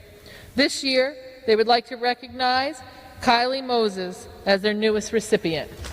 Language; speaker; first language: English; native; English